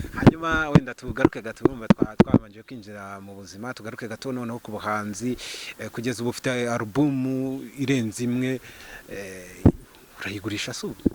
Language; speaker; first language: Kinyarwanda; native; Kinyarwanda